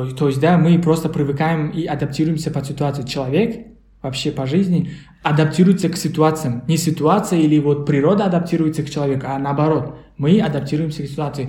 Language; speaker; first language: Russian; non-native, local second language; Uzbek